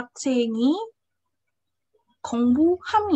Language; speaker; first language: Korean; non-native, fluent; Indonesian